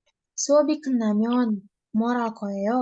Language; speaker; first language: Korean; non-native, fluent; Indonesian